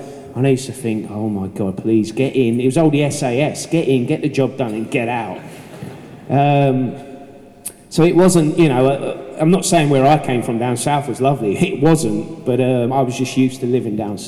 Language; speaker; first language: English; native; English